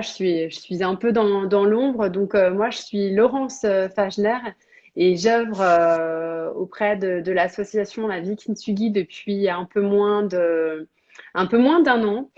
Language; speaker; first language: French; native; French